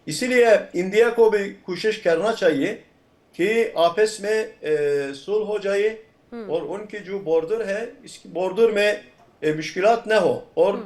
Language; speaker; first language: Hindi; non-native, fluent; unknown